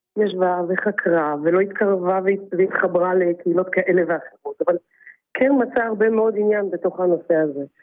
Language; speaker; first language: Hebrew; native; Hebrew